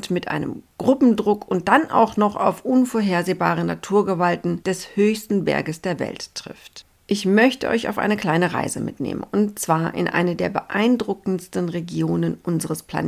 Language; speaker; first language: German; native; German